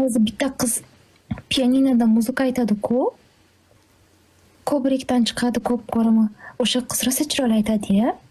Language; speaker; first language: Kazakh; non-native, learner; Uzbek